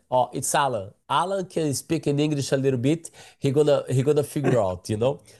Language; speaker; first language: English; non-native, learner; Portuguese